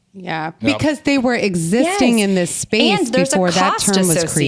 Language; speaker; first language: English; native; English